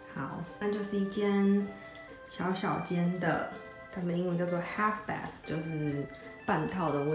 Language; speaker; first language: Chinese; native; Chinese